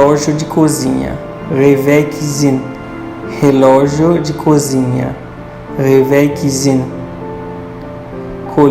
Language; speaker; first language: Portuguese; non-native, fluent; Haitian Creole